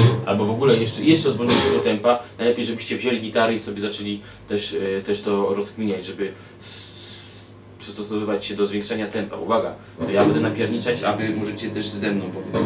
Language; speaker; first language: Polish; native; Polish